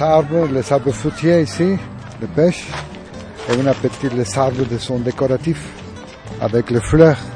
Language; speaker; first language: French; non-native, learner; Spanish